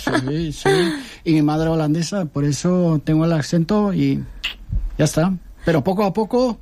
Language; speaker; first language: Spanish; early bilingual, heritage; Dutch